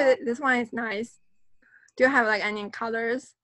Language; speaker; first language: English; non-native, fluent; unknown